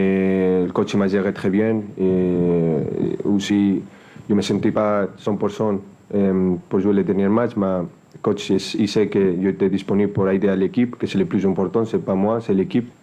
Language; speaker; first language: French; non-native, fluent; Spanish